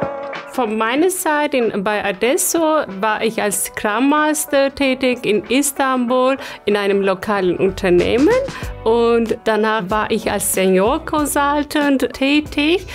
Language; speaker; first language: German; non-native, learner; Turkish